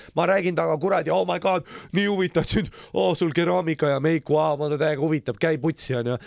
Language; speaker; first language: Estonian; native; Estonian